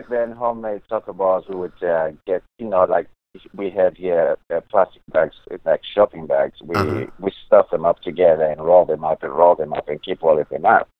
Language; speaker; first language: English; non-native, local second language; North Ndebele